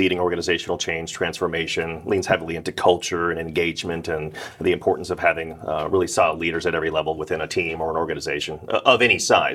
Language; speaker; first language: English; native; English